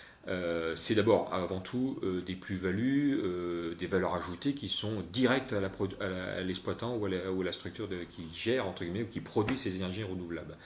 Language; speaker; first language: French; native; French